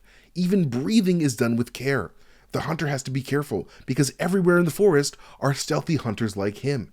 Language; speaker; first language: English; native; English